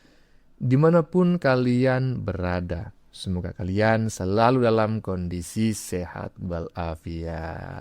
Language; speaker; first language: Indonesian; native; Indonesian